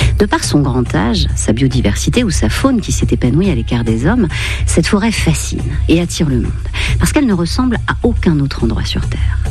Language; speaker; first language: French; native; French